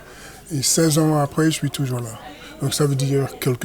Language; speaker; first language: French; non-native, fluent; English